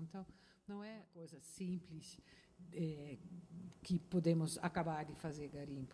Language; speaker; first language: Portuguese; non-native, fluent; Dutch